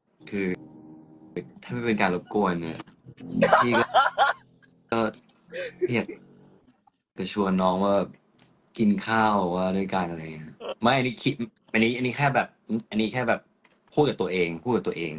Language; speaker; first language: Thai; native; Thai